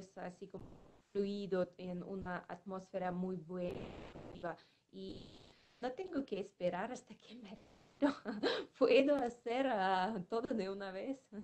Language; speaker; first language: Spanish; non-native, fluent; Russian